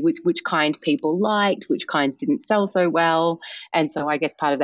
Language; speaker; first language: English; native; English